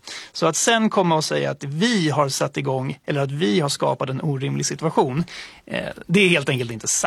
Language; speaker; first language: Swedish; native; Swedish